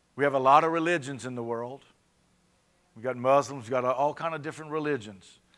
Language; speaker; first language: English; native; English